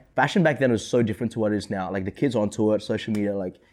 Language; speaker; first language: English; early bilingual, other home language; Indonesian